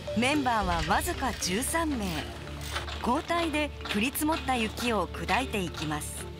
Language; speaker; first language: Japanese; native; Japanese